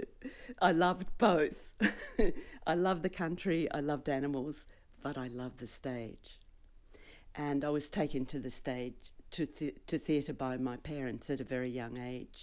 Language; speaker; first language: English; native; English